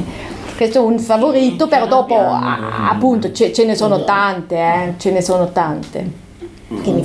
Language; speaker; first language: Italian; non-native, local second language; German